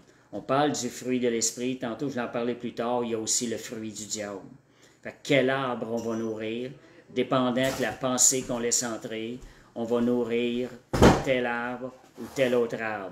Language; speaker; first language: French; native; French